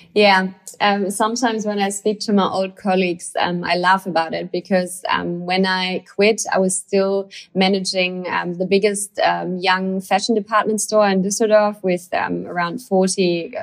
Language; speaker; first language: English; non-native, fluent; German